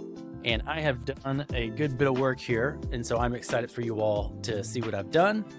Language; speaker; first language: English; native; English